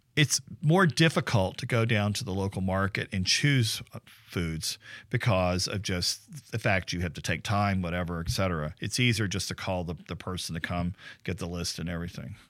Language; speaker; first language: English; native; English